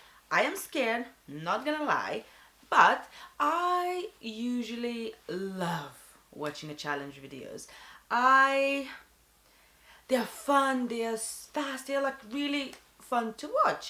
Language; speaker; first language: English; non-native, fluent; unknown